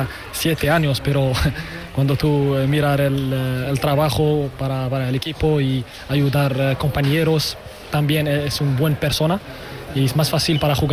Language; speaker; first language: Spanish; non-native, learner; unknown